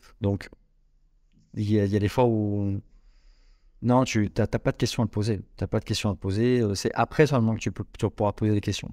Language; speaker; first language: French; native; French